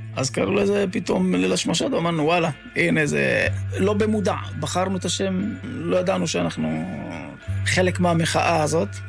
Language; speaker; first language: Hebrew; native; Hebrew